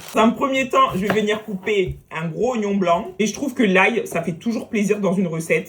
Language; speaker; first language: French; native; French